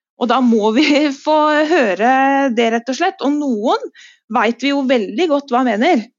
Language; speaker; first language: Norwegian; native; Norwegian